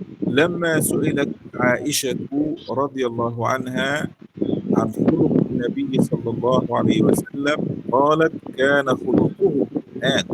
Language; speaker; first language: Arabic; native; Arabic